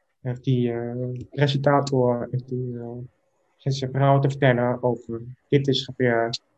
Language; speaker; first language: Dutch; non-native, local second language; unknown